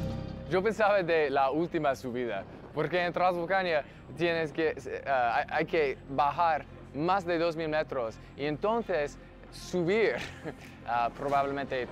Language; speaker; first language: Spanish; non-native, learner; English